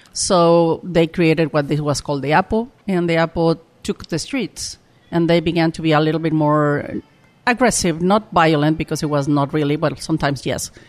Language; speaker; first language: English; non-native, fluent; Spanish